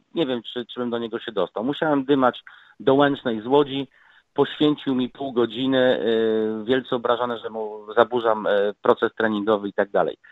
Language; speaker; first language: Polish; native; Polish